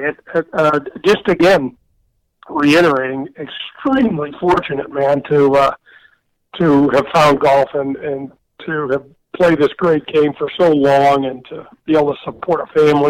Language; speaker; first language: English; native; English